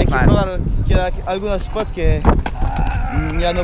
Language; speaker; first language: Portuguese; non-native, learner; Spanish